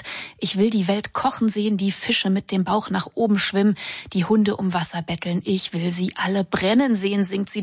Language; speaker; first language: German; native; German